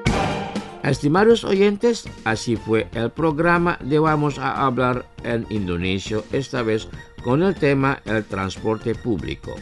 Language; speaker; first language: Spanish; non-native, fluent; Indonesian